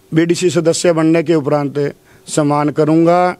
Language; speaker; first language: Hindi; native; Hindi